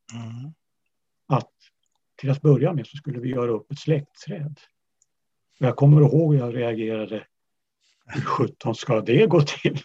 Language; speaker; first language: Swedish; early bilingual, other home language; Yiddish